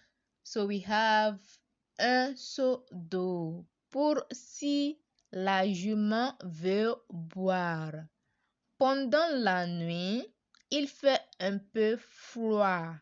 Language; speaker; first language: French; non-native, learner; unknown